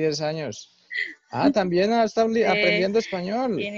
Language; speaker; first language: Spanish; native; Spanish